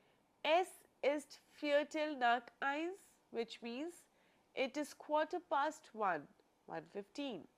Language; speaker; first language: German; non-native, fluent; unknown